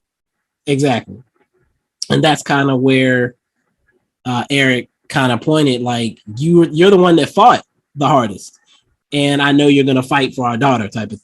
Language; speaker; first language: English; native; English